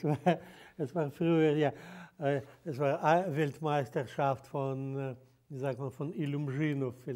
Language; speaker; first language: German; non-native, fluent; Russian